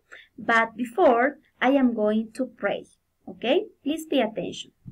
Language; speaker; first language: English; non-native, fluent; Spanish